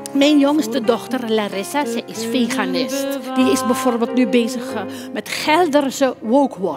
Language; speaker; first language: Dutch; native; Dutch